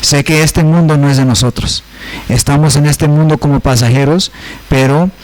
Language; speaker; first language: Spanish; early bilingual, heritage; Spanish